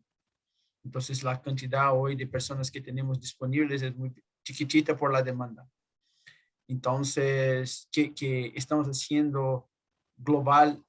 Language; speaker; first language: Spanish; non-native, fluent; Portuguese